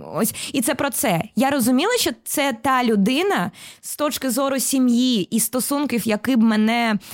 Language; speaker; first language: Ukrainian; non-native, local second language; Russian